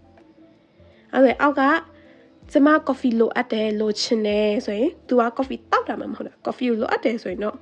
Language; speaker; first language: Burmese; native; Burmese